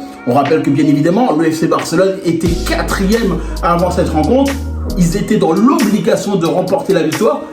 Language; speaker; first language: French; native; French